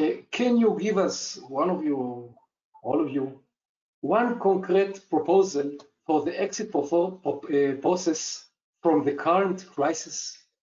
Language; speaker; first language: English; non-native, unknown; Hebrew